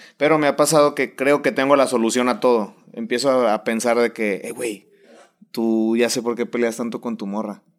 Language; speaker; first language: Spanish; native; Spanish